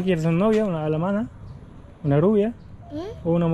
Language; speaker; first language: Spanish; non-native, fluent; German